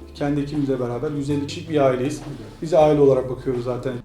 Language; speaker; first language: Turkish; native; Turkish